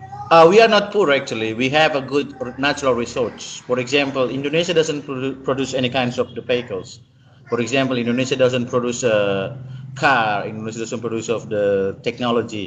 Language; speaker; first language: English; non-native, learner; Indonesian